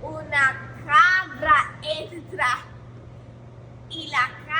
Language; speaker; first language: Spanish; non-native, learner; English